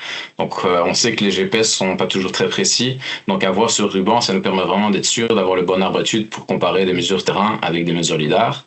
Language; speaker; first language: French; native; French